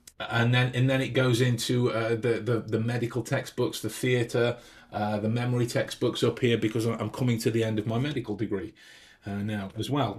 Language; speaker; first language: English; native; English